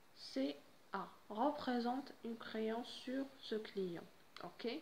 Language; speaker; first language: French; non-native, local second language; Arabic